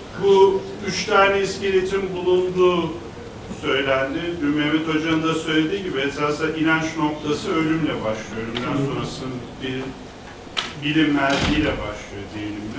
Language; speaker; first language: Turkish; native; Turkish